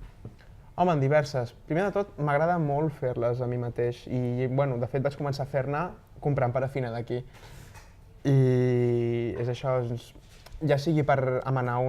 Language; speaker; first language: Catalan; native; Catalan